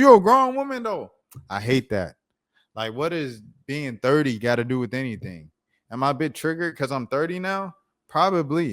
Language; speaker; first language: English; native; English